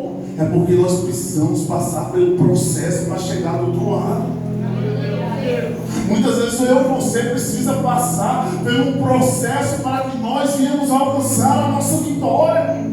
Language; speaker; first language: Portuguese; native; Portuguese